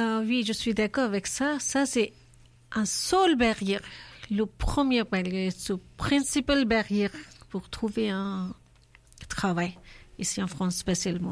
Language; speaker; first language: French; non-native, learner; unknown